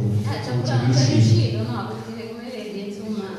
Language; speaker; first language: Italian; native; Italian